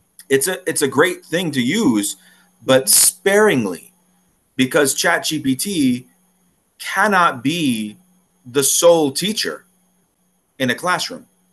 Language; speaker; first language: English; native; English